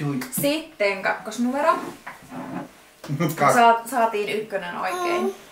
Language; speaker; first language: Finnish; native; Finnish